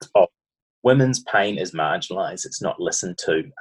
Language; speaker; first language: English; native; English